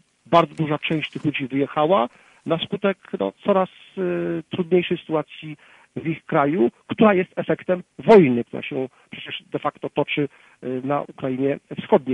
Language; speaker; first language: Polish; native; Polish